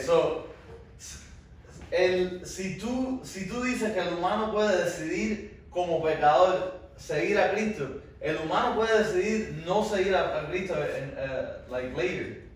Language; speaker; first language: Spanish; early bilingual, heritage; Spanish